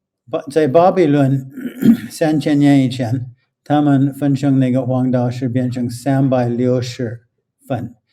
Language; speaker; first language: Chinese; non-native, fluent; English